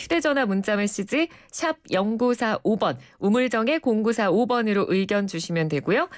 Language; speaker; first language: Korean; native; Korean